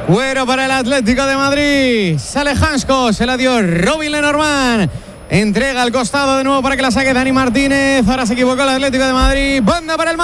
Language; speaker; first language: Spanish; native; Spanish